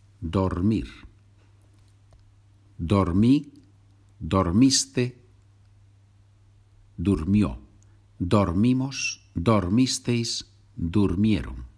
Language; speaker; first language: Spanish; non-native, fluent; English